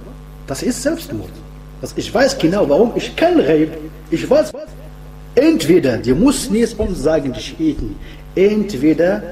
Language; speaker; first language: German; non-native, fluent; Arabic